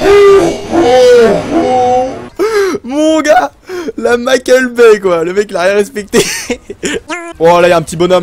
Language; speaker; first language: French; native; French